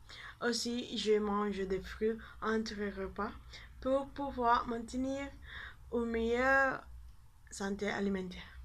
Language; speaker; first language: French; non-native, learner; Spanish